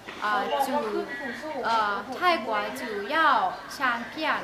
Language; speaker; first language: Chinese; non-native, learner; Thai